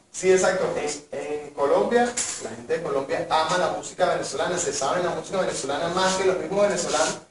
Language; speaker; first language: Spanish; native; Spanish